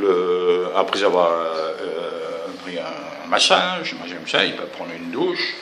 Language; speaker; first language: French; native; French